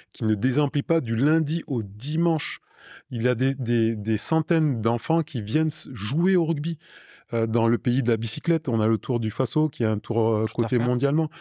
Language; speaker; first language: French; native; French